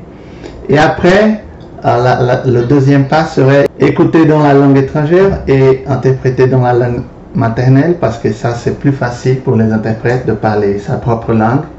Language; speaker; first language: French; non-native, fluent; Portuguese